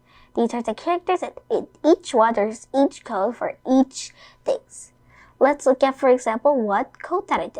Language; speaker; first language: English; non-native, fluent; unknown